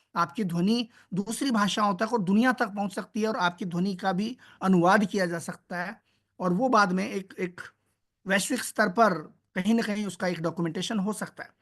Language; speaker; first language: Hindi; native; Hindi